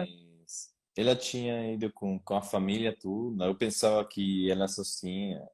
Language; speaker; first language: Portuguese; non-native, learner; Spanish